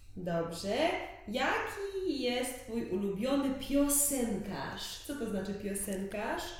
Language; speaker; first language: Polish; native; Polish